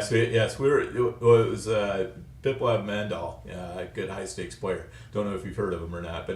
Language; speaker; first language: English; native; English